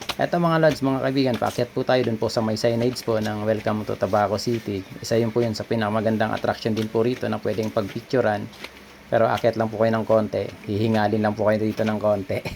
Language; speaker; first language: Filipino; non-native, local second language; Bikol